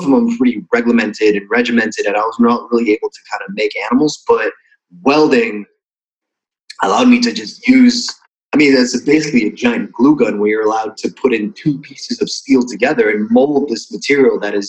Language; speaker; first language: English; non-native, fluent; Russian